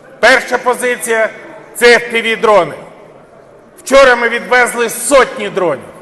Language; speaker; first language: Ukrainian; native; Ukrainian